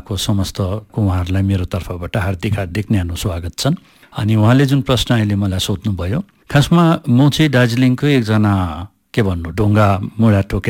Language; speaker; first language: Nepali; non-native, local second language; Bangla